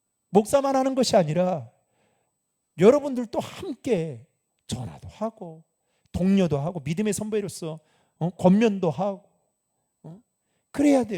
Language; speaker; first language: Korean; native; Korean